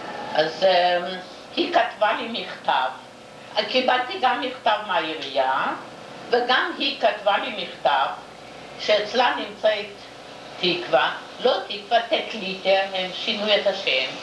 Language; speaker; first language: Hebrew; non-native, fluent; Yiddish